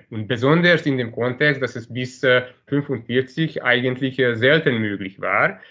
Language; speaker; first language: German; non-native, fluent; Hungarian